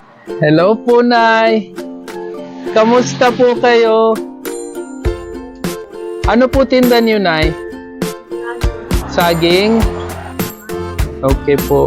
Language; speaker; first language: Filipino; non-native, learner; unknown